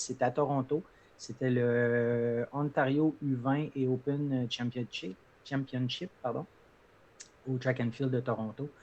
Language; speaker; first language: French; native; French